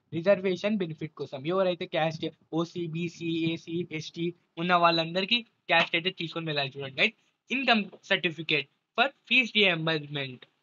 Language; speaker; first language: Telugu; non-native, local second language; Urdu